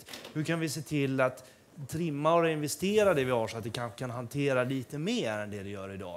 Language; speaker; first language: Swedish; native; Swedish